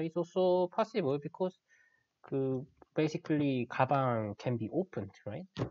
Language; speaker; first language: English; non-native, fluent; Korean